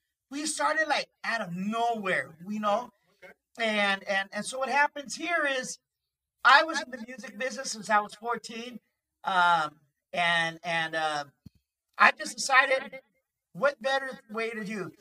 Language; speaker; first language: English; early bilingual, other home language; Spanish